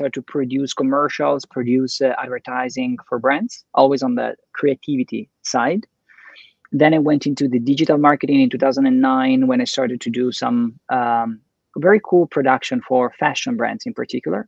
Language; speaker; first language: English; non-native, fluent; Italian